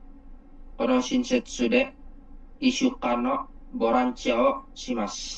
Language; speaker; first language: Japanese; non-native, learner; Indonesian